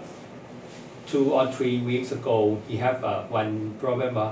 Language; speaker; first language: English; non-native, learner; Thai